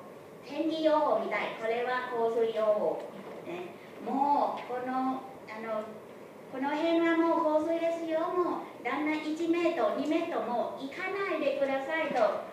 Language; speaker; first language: Japanese; non-native, fluent; Thai